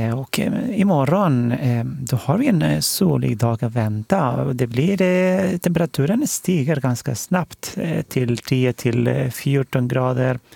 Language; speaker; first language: Swedish; non-native, fluent; Spanish